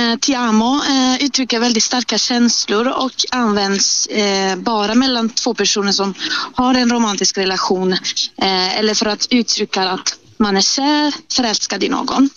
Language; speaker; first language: Swedish; non-native, fluent; Italian